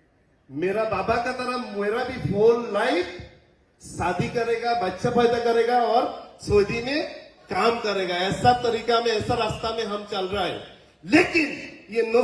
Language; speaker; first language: Hindi; non-native, learner; Bangla